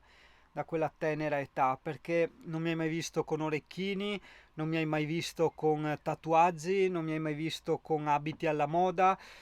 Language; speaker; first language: Italian; native; Italian